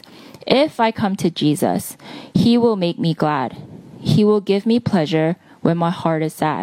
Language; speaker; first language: English; early bilingual, other home language; Korean